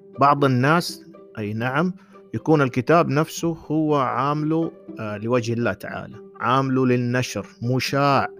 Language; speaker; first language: Arabic; native; Arabic